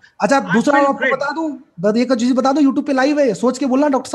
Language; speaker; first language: Hindi; native; Hindi